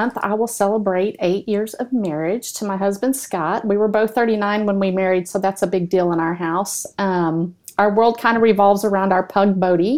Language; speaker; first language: English; native; English